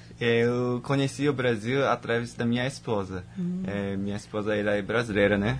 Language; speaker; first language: Portuguese; non-native, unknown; Japanese